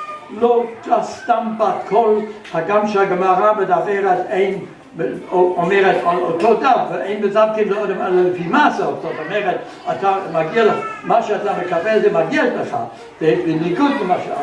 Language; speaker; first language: Hebrew; non-native, fluent; German